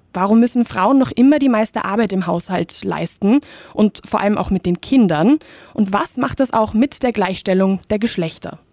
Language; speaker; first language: German; native; German